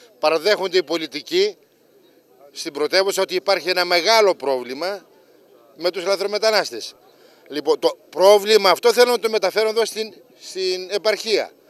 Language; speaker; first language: Greek; native; Greek